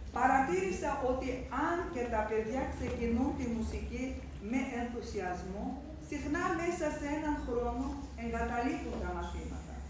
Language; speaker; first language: Greek; non-native, fluent; Russian